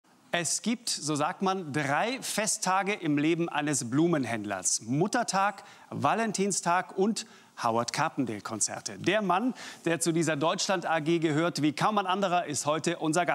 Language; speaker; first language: German; native; German